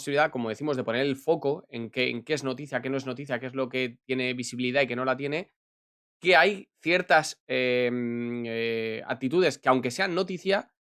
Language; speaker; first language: Spanish; native; Spanish